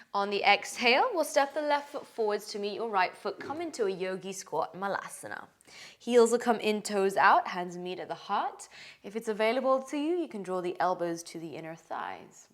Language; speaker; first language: English; native; English